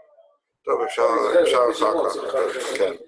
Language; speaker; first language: Hebrew; non-native, fluent; English